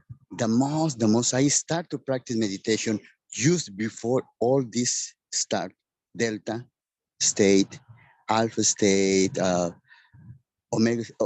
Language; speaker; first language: English; non-native, learner; Spanish